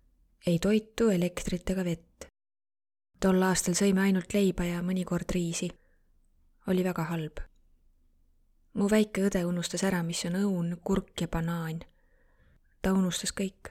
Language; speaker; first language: Estonian; non-native, learner; Arabic